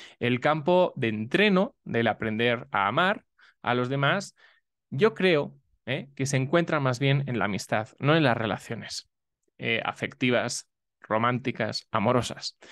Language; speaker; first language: Spanish; native; Spanish